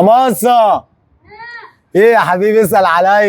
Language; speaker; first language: Arabic; native; Arabic